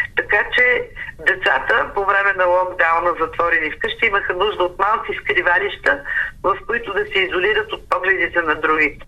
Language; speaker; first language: Bulgarian; native; Bulgarian